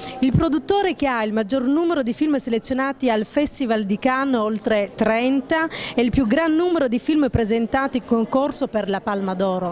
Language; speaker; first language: Italian; native; Italian